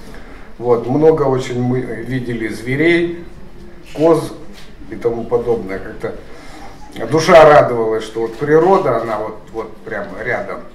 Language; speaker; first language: Russian; native; Russian